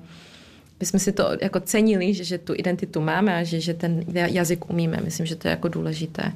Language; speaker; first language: Czech; early bilingual, heritage; Czech